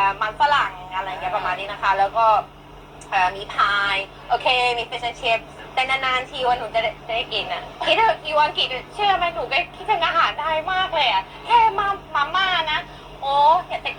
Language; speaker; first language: Thai; non-native, fluent; English